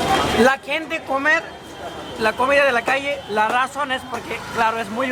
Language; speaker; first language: Spanish; non-native, learner; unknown